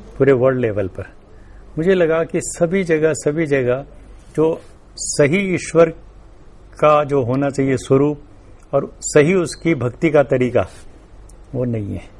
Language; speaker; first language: Hindi; non-native, local second language; Telugu